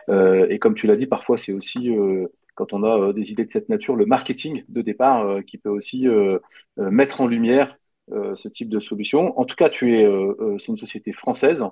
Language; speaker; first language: French; native; French